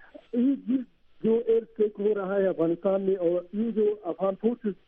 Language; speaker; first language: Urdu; non-native, learner; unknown